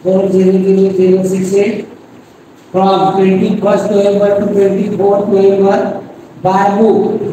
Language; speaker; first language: English; non-native, local second language; Marathi